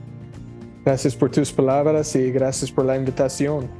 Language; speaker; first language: Spanish; non-native, fluent; English